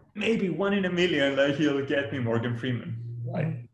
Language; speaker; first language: English; non-native, fluent; Greek